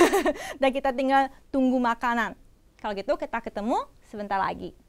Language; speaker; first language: Indonesian; non-native, fluent; Korean